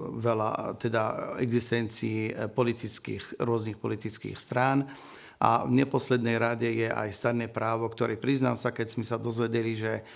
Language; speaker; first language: Slovak; non-native, fluent; Arabic